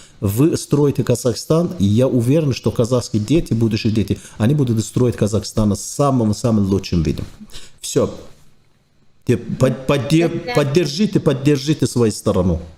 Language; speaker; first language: Russian; non-native, fluent; Turkish